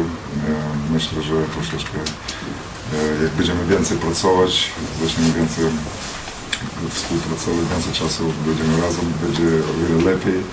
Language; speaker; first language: Polish; non-native, fluent; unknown